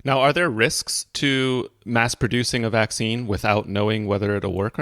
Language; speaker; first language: English; native; English